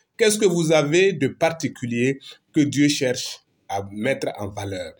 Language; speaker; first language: French; non-native, local second language; Mossi